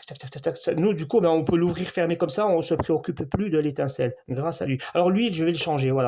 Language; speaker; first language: French; native; French